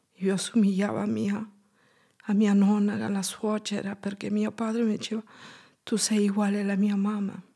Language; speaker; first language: Italian; non-native, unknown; Spanish